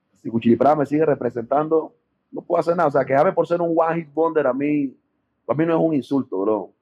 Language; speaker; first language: Spanish; native; Spanish